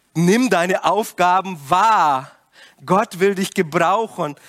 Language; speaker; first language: German; non-native, fluent; Portuguese